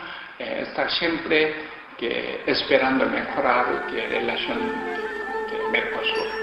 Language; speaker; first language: Spanish; non-native, learner; Korean